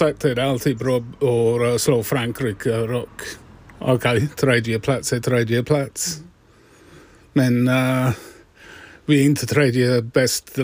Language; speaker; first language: Swedish; non-native, fluent; English